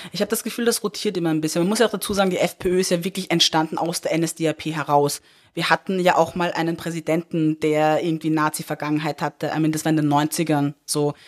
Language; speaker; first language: German; early bilingual, other home language; Persian